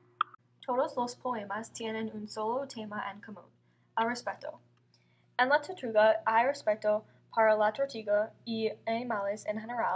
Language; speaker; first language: Spanish; non-native, learner; English